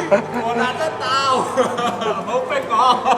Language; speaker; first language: Chinese; native; Chinese